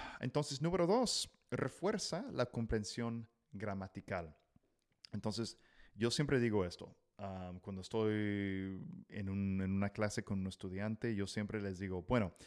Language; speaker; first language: Spanish; non-native, fluent; English